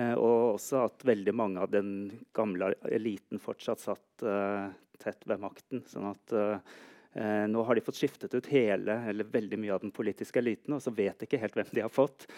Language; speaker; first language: Norwegian; native; Norwegian